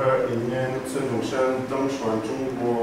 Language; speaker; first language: Chinese; non-native, learner; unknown